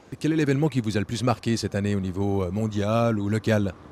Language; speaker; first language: French; native; French